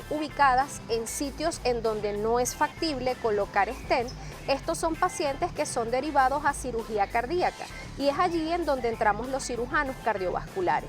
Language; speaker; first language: Spanish; native; Spanish